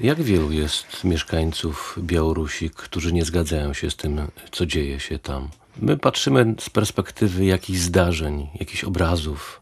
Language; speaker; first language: Polish; native; Polish